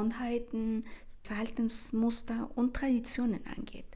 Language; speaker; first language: German; non-native, fluent; Spanish